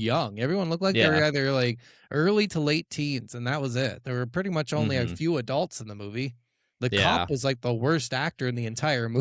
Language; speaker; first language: English; native; English